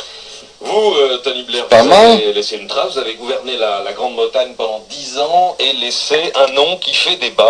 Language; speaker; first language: French; native; French